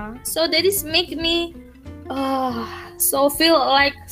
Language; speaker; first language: English; non-native, learner; Indonesian